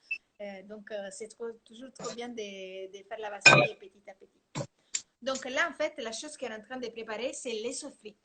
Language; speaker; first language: French; non-native, fluent; Italian